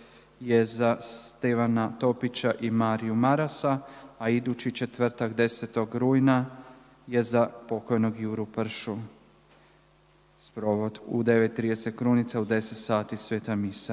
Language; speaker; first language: Croatian; native; Croatian